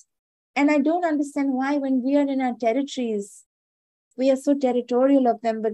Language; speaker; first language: English; non-native, local second language; Hindi